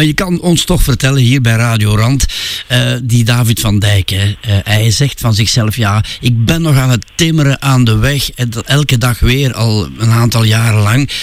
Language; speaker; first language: Dutch; native; Dutch